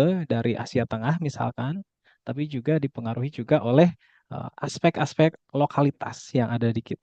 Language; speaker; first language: Indonesian; native; Indonesian